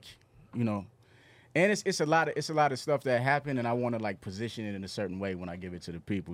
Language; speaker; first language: English; native; English